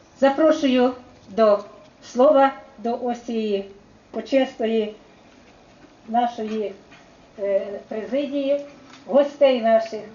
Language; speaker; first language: Ukrainian; native; Ukrainian